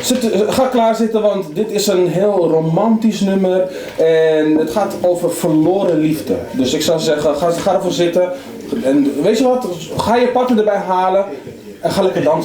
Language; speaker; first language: Dutch; native; Dutch